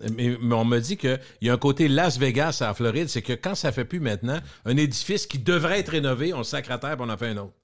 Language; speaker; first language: French; native; French